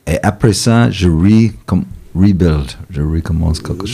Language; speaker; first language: French; non-native, fluent; English